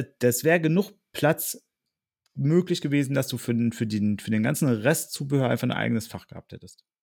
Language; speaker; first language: German; native; German